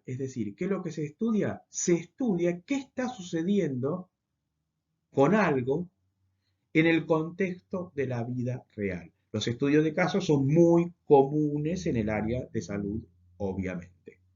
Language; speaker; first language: Spanish; native; Spanish